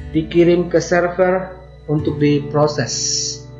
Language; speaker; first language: English; non-native, fluent; Indonesian